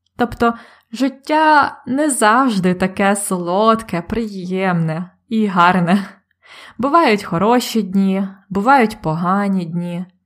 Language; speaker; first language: Ukrainian; native; Ukrainian